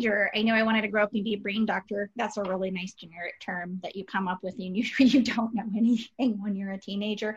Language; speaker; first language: English; native; English